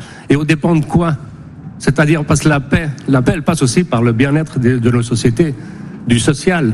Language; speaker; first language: French; non-native, fluent; Spanish